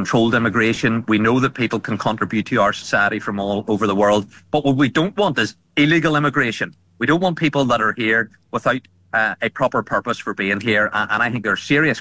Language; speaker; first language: English; native; English